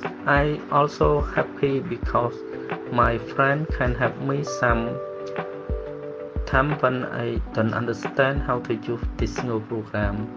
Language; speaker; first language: English; non-native, learner; Khmer